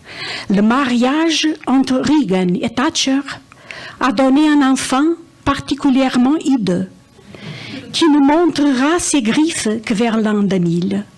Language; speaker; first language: French; non-native, fluent; Portuguese